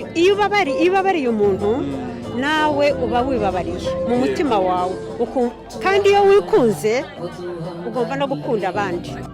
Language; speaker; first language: Kinyarwanda; early bilingual, heritage; Kinyarwanda